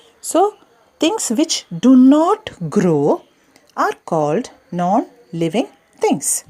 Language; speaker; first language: English; non-native, local second language; Malayalam